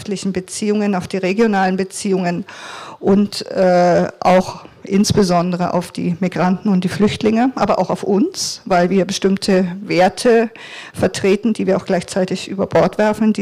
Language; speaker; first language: German; native; German